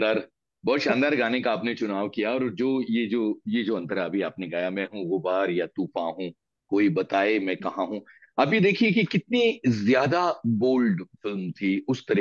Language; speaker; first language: Hindi; native; Hindi